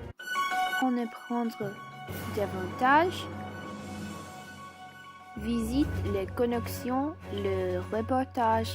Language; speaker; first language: French; non-native, learner; English